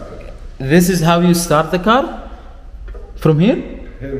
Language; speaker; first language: English; non-native, learner; Arabic